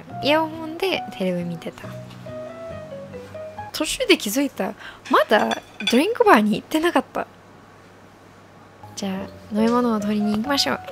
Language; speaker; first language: Japanese; non-native, fluent; English